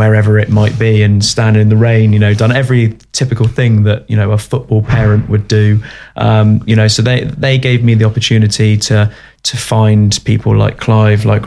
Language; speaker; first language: English; native; English